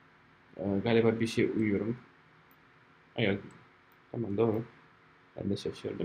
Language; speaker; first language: Turkish; non-native, fluent; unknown